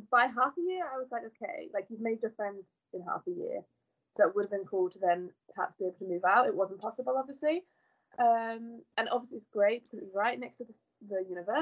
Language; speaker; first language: English; native; English